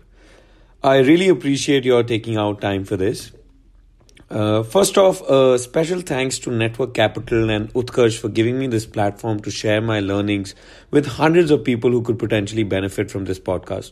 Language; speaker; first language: English; non-native, local second language; Hindi